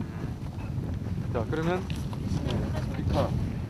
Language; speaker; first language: Korean; native; Korean